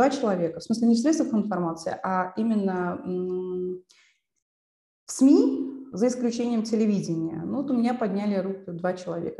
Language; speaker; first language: Russian; non-native, local second language; Uzbek